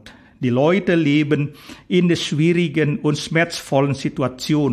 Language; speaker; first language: German; non-native, fluent; Indonesian